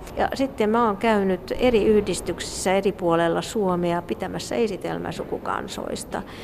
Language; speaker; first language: Finnish; non-native, fluent; Hungarian